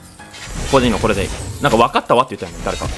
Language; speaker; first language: Japanese; native; Japanese